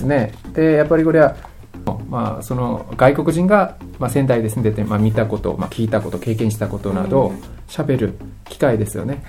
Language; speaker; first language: Japanese; non-native, fluent; Korean